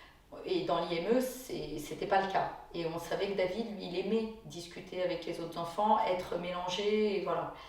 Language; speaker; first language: French; native; French